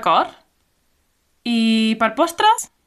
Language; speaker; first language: Catalan; non-native, learner; English